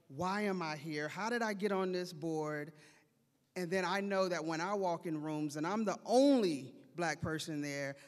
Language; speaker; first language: English; native; English